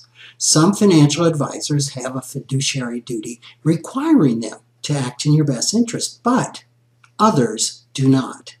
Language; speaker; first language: English; native; English